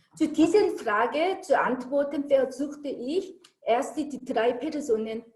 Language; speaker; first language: German; non-native, learner; Korean